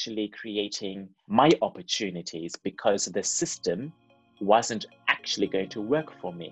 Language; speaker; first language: English; non-native, local second language; Shona